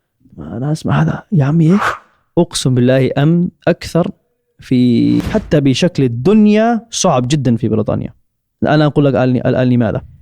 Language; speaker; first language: Arabic; non-native, fluent; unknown